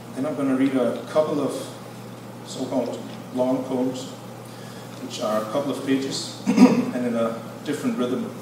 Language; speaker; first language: English; non-native, fluent; Danish